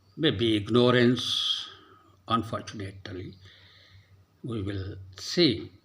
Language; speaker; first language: English; non-native, local second language; Urdu